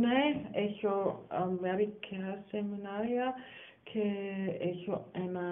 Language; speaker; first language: Greek; non-native, learner; German